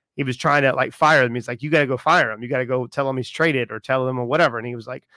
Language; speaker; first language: English; native; English